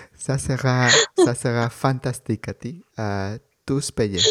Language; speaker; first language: French; non-native, learner; Spanish